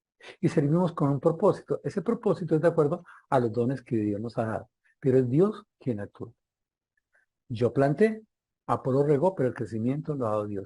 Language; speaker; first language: Spanish; native; Spanish